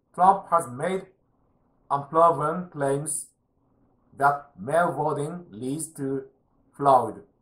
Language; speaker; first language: English; non-native, learner; Japanese